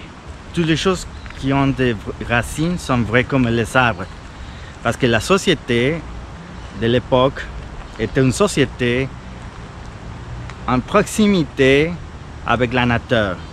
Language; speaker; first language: French; non-native, fluent; Spanish